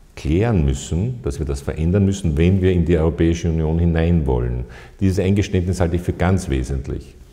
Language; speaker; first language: German; native; German